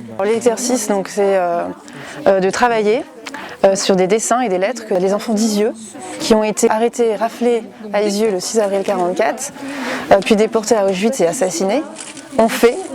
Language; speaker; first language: French; native; French